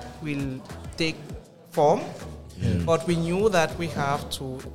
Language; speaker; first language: English; non-native, local second language; French